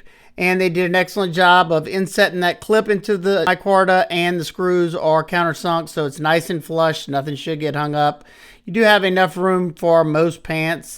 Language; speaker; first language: English; native; English